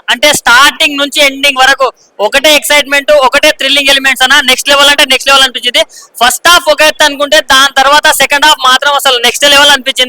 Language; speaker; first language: Telugu; native; Telugu